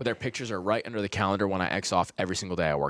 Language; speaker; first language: English; early bilingual, heritage; Persian